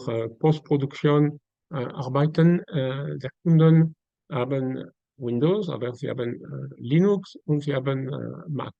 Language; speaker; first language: German; non-native, learner; French